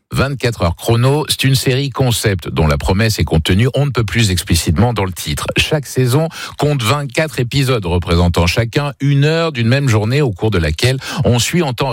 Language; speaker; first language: French; native; French